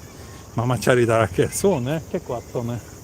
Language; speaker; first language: Japanese; non-native, learner; Swedish